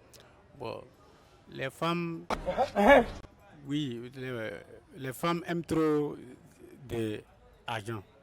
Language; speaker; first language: French; non-native, local second language; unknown